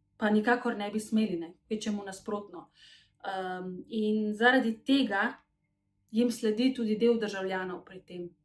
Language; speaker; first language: Slovenian; early bilingual, other home language; Macedonian